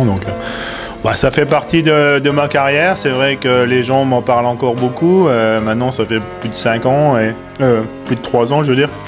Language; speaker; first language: French; native; French